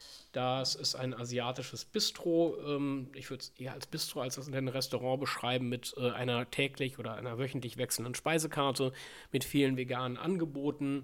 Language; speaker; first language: German; native; German